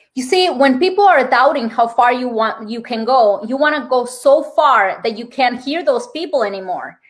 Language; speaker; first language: English; non-native, fluent; Spanish